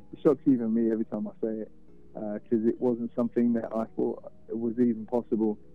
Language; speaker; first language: English; native; English